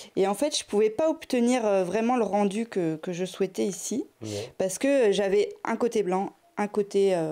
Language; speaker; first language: French; native; French